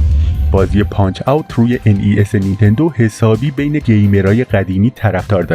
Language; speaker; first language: Persian; native; Persian